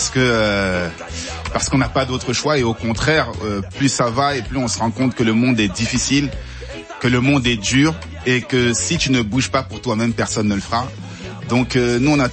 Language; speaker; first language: French; native; French